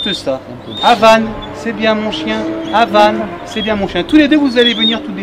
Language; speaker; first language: French; native; French